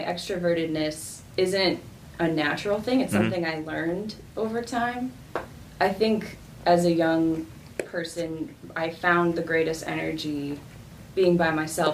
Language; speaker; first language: English; native; English